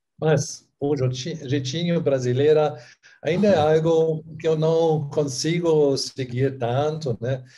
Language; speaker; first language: Portuguese; non-native, fluent; German